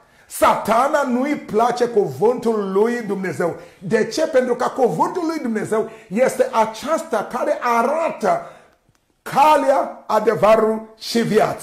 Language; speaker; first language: Romanian; non-native, learner; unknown